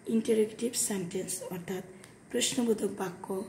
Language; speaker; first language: English; non-native, local second language; Bangla